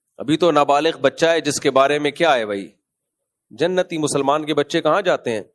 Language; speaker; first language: Urdu; native; Urdu